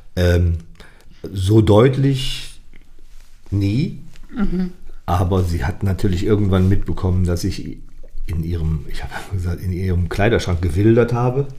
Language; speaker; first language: German; native; German